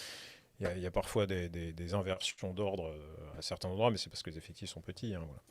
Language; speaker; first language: French; native; French